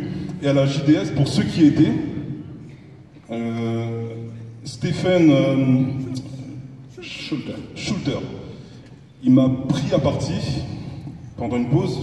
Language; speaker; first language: French; native; French